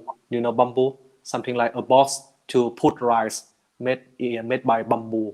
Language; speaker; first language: English; non-native, learner; Vietnamese